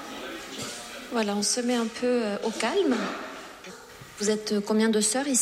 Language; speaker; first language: French; native; French